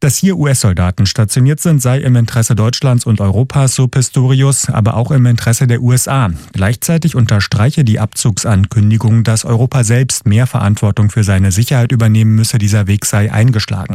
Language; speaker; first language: German; native; German